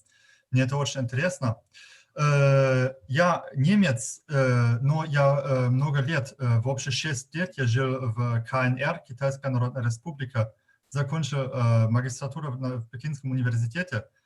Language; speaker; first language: Russian; non-native, fluent; German